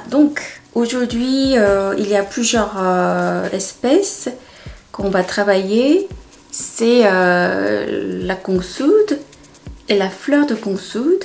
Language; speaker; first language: French; non-native, fluent; Korean